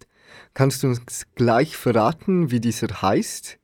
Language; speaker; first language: German; native; German